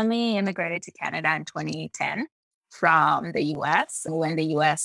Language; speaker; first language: English; non-native, fluent; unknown